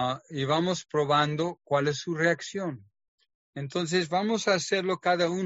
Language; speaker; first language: Spanish; non-native, fluent; English